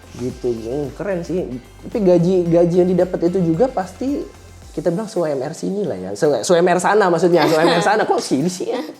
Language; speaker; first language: Indonesian; native; Indonesian